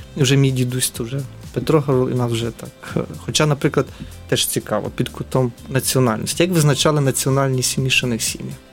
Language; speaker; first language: Ukrainian; native; Ukrainian